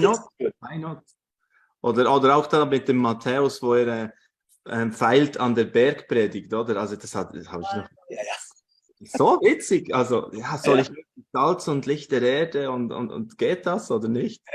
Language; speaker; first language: German; native; German